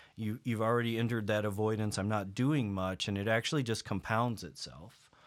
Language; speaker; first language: English; native; English